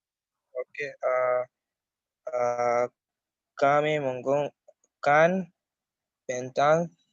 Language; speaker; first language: Indonesian; non-native, learner; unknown